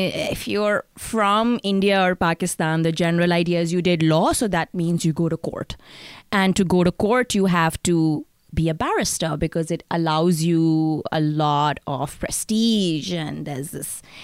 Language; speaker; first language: English; non-native, local second language; Urdu